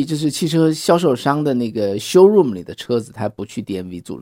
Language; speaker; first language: Chinese; native; Chinese